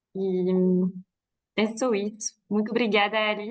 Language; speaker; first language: Portuguese; non-native, fluent; French